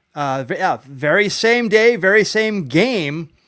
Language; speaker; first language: English; native; English